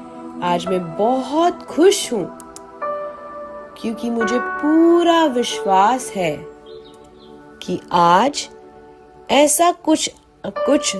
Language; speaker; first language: Hindi; native; Hindi